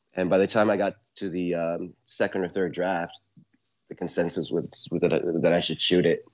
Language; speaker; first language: English; native; English